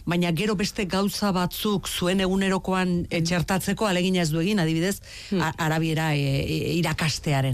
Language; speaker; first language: Basque; native; Basque